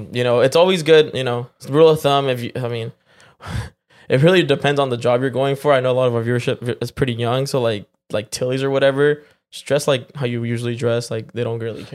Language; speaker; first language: English; early bilingual, other home language; Spanish